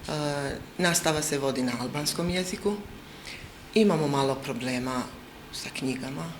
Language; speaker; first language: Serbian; non-native, local second language; Albanian